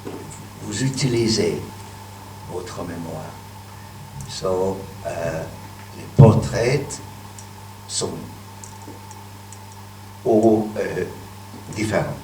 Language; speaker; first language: French; non-native, fluent; Hungarian